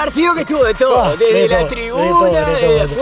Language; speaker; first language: Spanish; native; Spanish